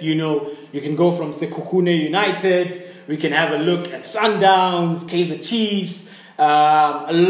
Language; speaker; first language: English; native; English